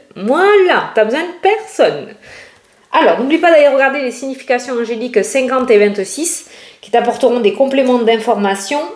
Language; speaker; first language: French; native; French